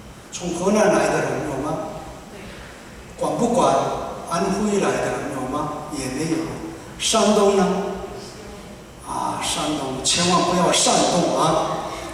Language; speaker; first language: Chinese; non-native, fluent; Korean